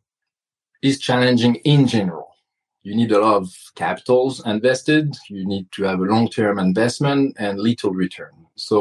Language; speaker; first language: English; non-native, fluent; French